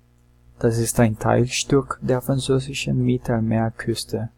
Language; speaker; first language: German; non-native, learner; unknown